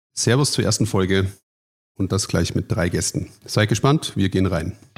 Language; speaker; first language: German; native; German